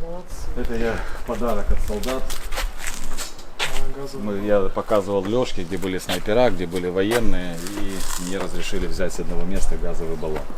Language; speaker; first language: Russian; native; Russian